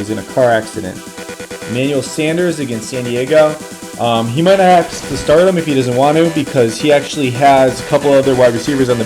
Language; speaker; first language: English; native; English